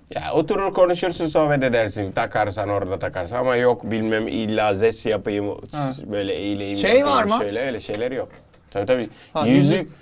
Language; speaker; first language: Turkish; native; Turkish